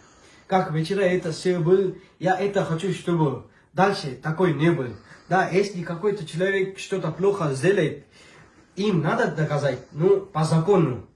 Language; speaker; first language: Russian; non-native, learner; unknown